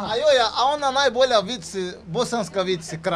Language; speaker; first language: Croatian; non-native, learner; Portuguese